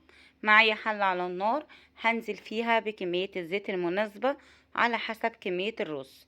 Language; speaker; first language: Arabic; native; Arabic